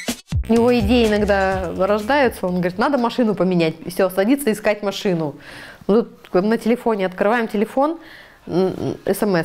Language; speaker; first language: Russian; native; Russian